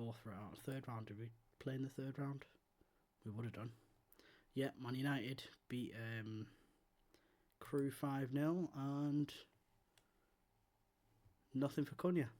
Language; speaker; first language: English; native; English